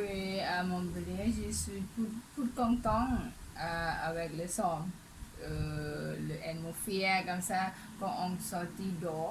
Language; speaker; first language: French; non-native, learner; Thai